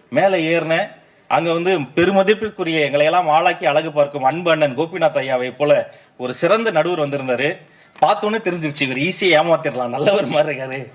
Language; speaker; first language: Tamil; native; Tamil